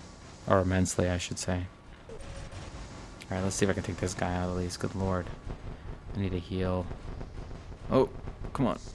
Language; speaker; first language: English; native; English